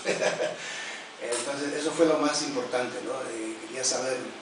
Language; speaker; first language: Spanish; early bilingual, heritage; Spanish